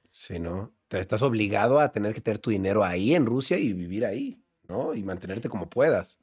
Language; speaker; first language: Spanish; native; Spanish